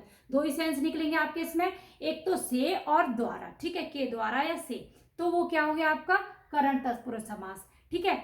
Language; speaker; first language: Hindi; native; Hindi